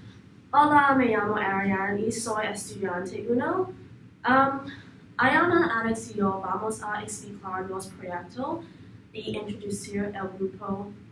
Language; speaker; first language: Spanish; non-native, learner; English